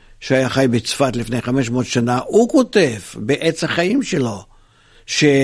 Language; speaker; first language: Hebrew; non-native, fluent; Russian